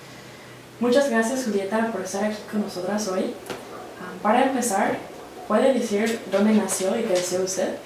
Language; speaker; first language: Spanish; non-native, learner; English